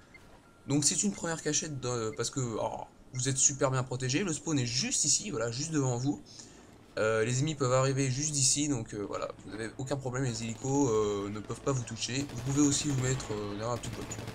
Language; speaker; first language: French; native; French